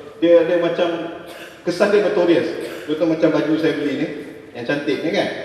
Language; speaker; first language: Malay; native; Malay